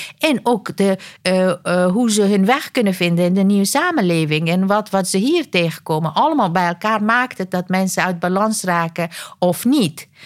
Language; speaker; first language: Dutch; non-native, fluent; Persian